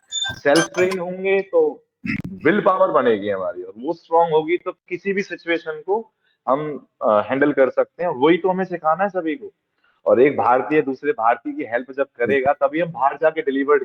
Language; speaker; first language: Hindi; native; Hindi